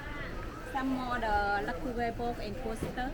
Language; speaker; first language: English; non-native, learner; Vietnamese